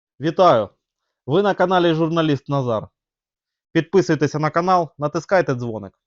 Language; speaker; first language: Ukrainian; native; Ukrainian